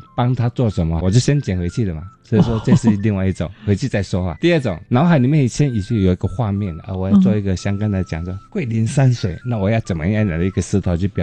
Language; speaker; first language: Chinese; native; Chinese